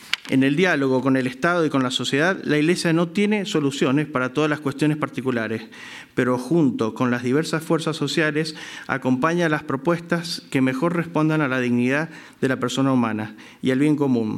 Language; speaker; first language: Spanish; native; Spanish